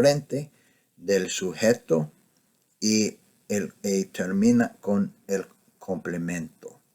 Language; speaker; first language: Spanish; non-native, fluent; English